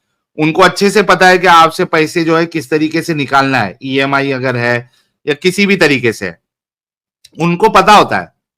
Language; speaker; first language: Hindi; native; Hindi